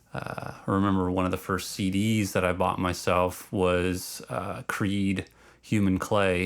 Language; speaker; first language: English; native; English